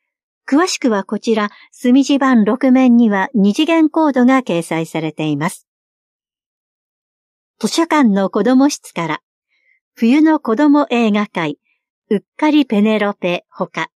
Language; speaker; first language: Japanese; native; Japanese